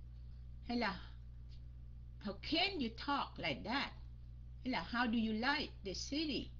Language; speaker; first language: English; non-native, fluent; Vietnamese